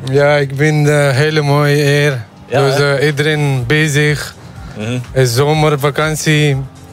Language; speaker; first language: Dutch; non-native, learner; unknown